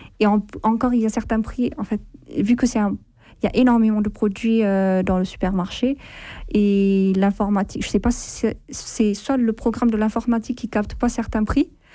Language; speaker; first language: French; non-native, fluent; Amharic